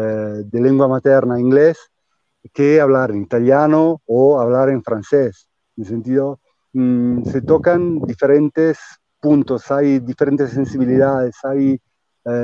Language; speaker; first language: Spanish; non-native, fluent; Italian